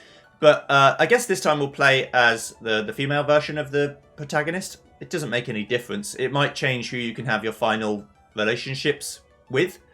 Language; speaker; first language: English; native; English